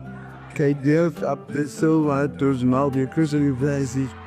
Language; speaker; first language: Portuguese; non-native, learner; Lingala